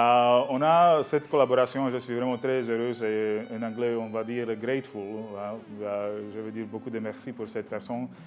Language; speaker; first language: French; non-native, learner; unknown